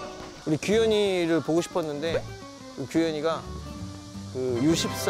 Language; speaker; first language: Korean; native; Korean